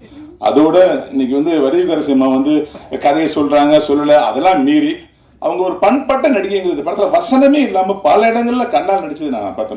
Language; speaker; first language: Tamil; native; Tamil